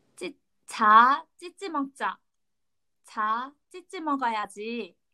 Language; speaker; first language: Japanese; early bilingual, other home language; Korean